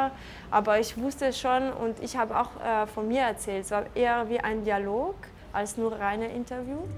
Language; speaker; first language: German; non-native, local second language; French